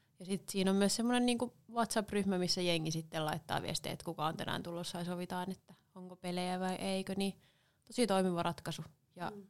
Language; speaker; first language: Finnish; native; Finnish